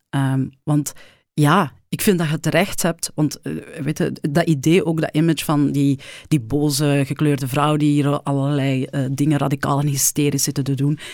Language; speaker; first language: Dutch; early bilingual, other home language; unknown